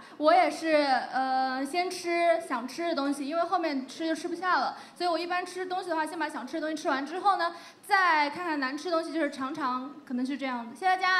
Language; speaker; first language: Chinese; native; Chinese